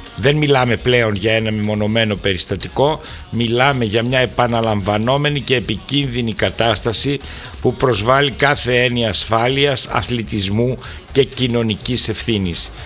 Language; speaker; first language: Greek; native; Greek